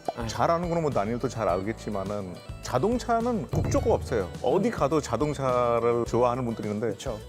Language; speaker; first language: Korean; non-native, fluent; Hindi